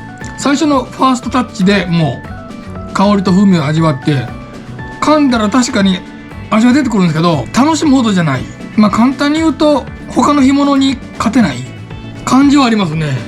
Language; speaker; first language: Japanese; native; Japanese